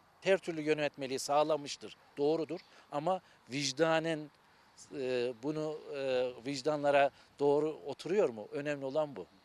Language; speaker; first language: Turkish; native; Turkish